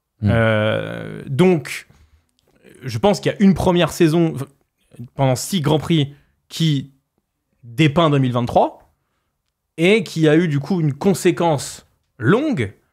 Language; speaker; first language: French; native; French